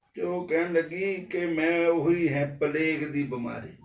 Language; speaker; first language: Hindi; non-native, local second language; Punjabi